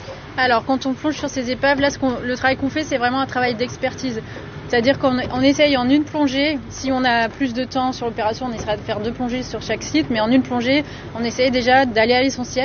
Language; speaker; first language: French; native; French